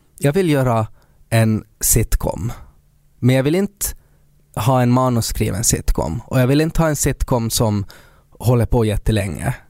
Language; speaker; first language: Swedish; native; Swedish